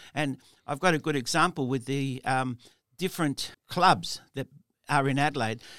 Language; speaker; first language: English; early bilingual, other home language; Italian